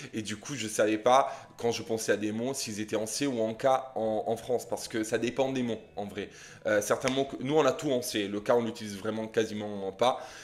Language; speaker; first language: French; non-native, fluent; Italian